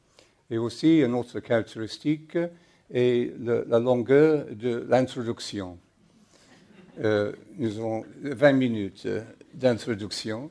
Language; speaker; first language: French; non-native, learner; English